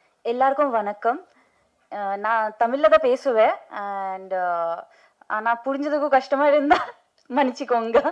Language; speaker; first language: Tamil; non-native, fluent; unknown